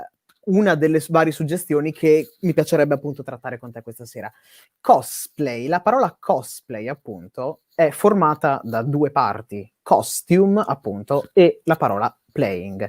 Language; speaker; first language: Italian; native; Italian